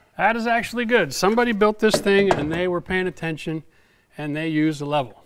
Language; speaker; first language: English; native; English